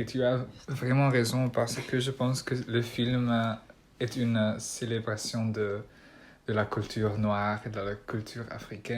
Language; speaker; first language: French; non-native, learner; Dutch